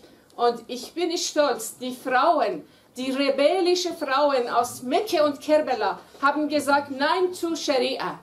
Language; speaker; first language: German; non-native, fluent; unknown